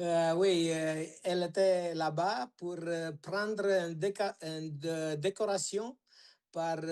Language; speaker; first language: French; non-native, learner; Romanian